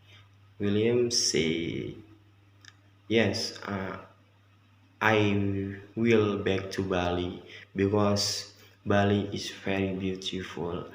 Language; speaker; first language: English; non-native, learner; Indonesian